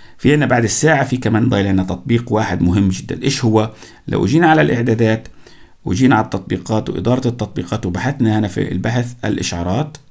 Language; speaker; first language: Arabic; native; Arabic